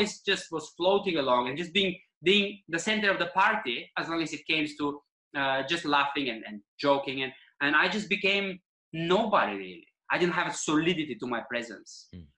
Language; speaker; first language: English; non-native, fluent; Bulgarian